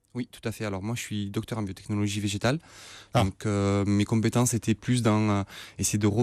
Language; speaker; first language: French; native; French